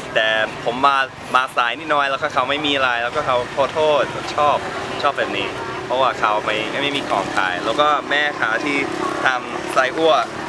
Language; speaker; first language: Thai; non-native, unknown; English